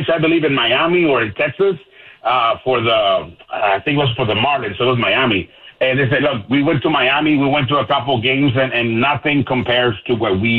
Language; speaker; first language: English; non-native, fluent; Spanish